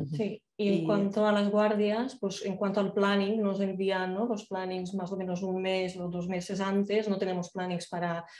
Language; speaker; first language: Spanish; non-native, fluent; Slovak